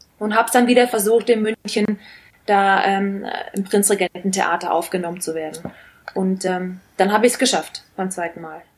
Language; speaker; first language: German; early bilingual, other home language; Italian